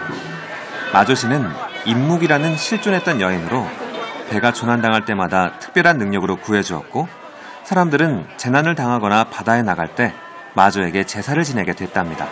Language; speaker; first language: Korean; native; Korean